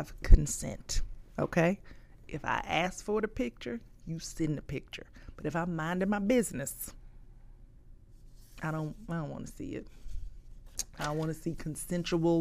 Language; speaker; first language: English; native; English